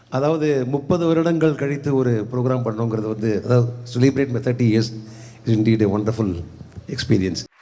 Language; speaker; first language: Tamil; native; Tamil